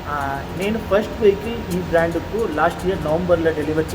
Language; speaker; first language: Telugu; non-native, learner; Tamil